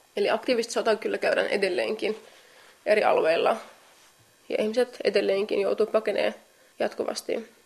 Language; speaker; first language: Finnish; non-native, fluent; Kurdish